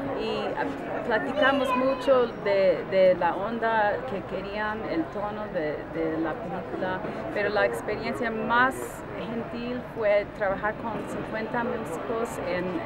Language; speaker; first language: Spanish; early bilingual, heritage; Spanish